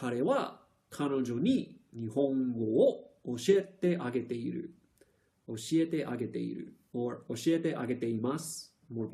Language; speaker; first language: Japanese; non-native, fluent; English